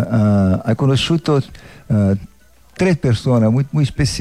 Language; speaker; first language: Italian; non-native, learner; Portuguese